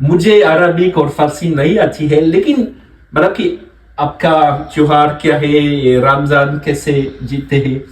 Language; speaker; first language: Hindi; non-native, learner; French